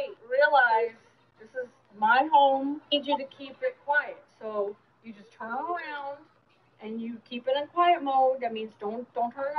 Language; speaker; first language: English; native; English